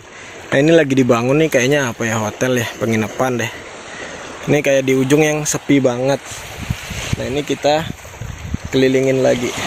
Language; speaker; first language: Indonesian; native; Indonesian